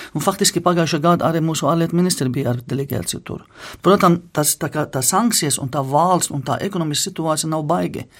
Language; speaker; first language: Latvian; non-native, fluent; Arabic